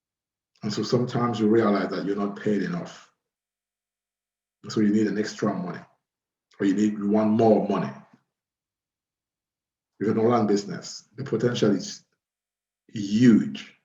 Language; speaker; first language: English; non-native, fluent; French